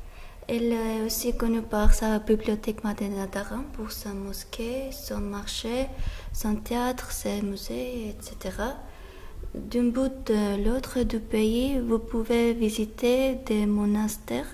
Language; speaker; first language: French; non-native, fluent; Armenian